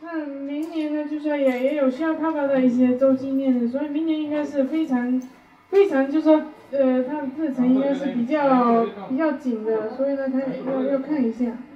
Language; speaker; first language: Chinese; native; Chinese